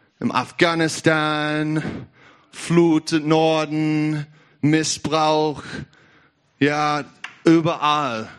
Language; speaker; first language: German; non-native, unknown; English